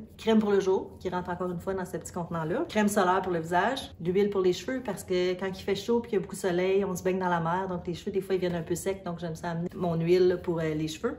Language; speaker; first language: French; native; French